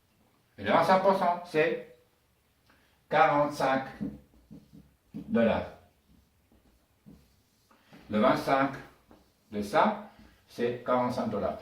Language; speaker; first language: French; non-native, learner; Spanish